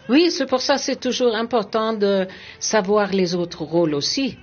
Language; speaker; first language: French; non-native, fluent; German